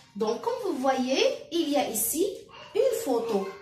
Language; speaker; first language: French; non-native, local second language; Arabic